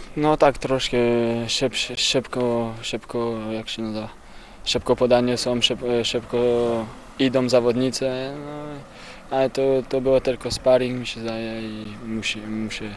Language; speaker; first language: Polish; non-native, learner; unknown